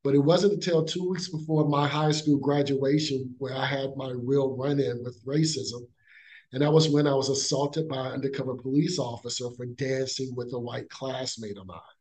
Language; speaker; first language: English; native; English